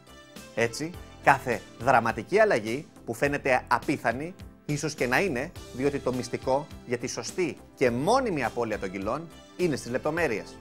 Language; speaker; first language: Greek; native; Greek